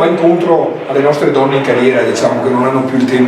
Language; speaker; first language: Italian; native; Italian